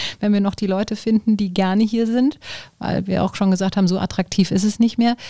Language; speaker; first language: German; native; German